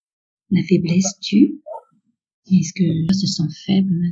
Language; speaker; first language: French; native; French